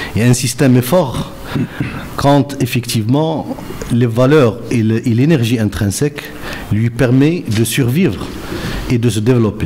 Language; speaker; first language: French; non-native, local second language; Arabic